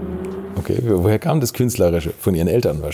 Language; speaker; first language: German; native; German